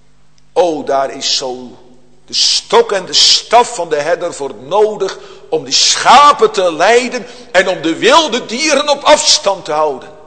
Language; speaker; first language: Dutch; native; Dutch